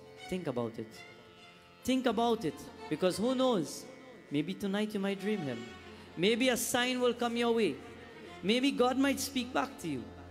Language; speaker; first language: English; native; English